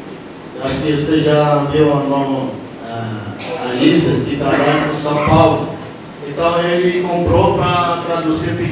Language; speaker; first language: Portuguese; non-native, local second language; Yanomámi